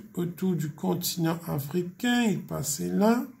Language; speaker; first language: French; non-native, local second language; Morisyen